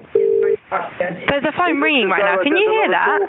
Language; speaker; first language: English; native; English